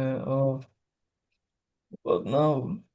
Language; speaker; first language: English; non-native, learner; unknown